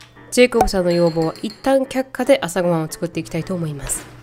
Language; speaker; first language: Japanese; native; Japanese